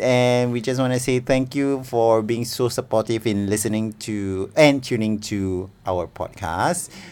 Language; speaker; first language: English; non-native, local second language; Malay